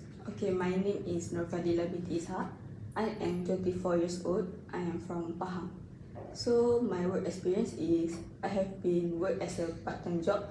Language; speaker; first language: English; non-native, learner; Malay